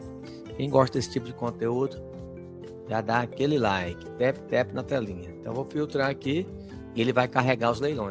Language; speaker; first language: Portuguese; native; Portuguese